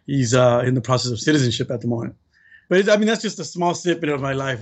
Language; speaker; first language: English; native; English